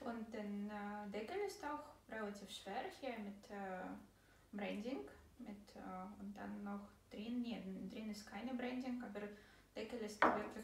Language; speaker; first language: German; non-native, fluent; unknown